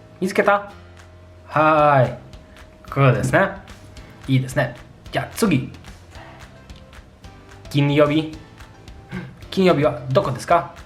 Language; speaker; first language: Japanese; non-native, fluent; Polish